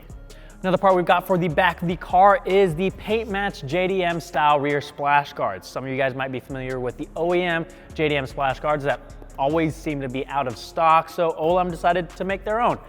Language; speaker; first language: English; native; English